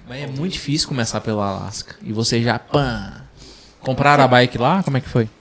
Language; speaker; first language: Portuguese; native; Portuguese